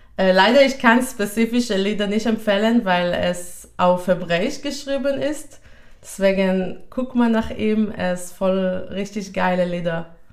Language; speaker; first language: German; non-native, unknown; Hebrew